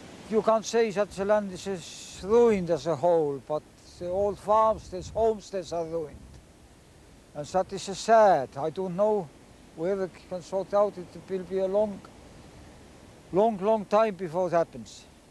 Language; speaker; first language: English; non-native, fluent; Estonian